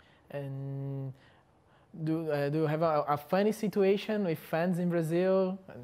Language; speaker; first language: English; non-native, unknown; Portuguese